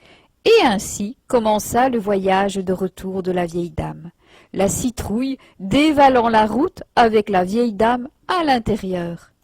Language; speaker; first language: French; native; French